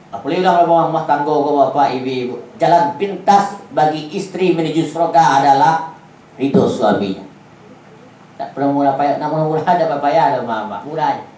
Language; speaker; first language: Malay; non-native, local second language; Minangkabau